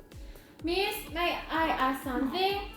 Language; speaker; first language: English; non-native, fluent; Indonesian